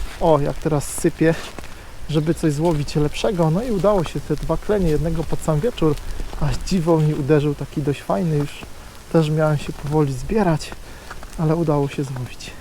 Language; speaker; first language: Polish; native; Polish